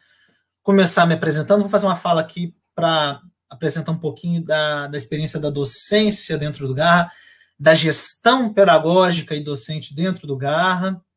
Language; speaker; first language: Portuguese; native; Portuguese